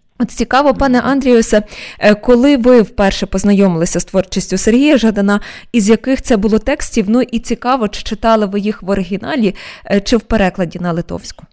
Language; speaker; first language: Ukrainian; native; Ukrainian